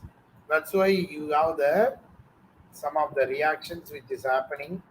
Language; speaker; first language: English; non-native, local second language; Tamil